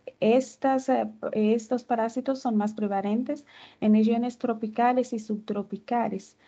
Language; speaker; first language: Spanish; non-native, fluent; Haitian Creole